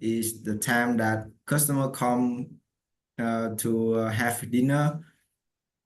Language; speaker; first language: English; non-native, learner; Vietnamese